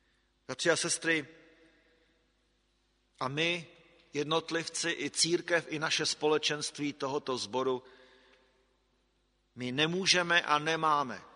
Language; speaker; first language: Czech; native; Czech